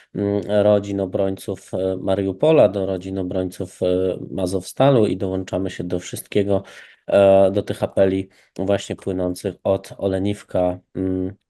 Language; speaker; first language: Polish; native; Polish